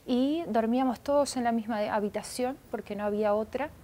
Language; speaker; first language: Spanish; early bilingual, other home language; Russian